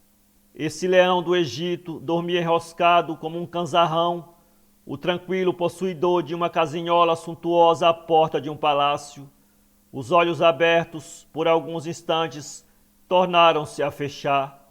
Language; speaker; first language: Portuguese; native; Portuguese